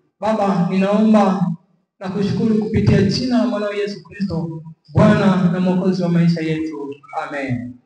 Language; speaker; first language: Swahili; native; Swahili